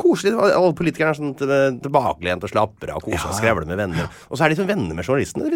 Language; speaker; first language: Norwegian; native; Norwegian